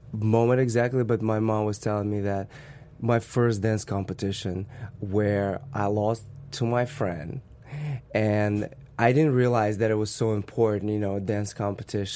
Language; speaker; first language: English; non-native, fluent; Russian